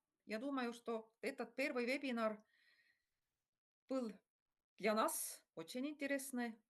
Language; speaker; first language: Russian; non-native, fluent; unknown